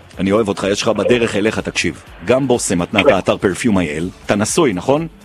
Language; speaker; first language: Hebrew; native; Hebrew